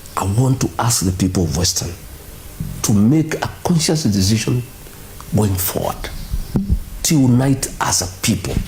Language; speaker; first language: English; non-native, local second language; Kikuyu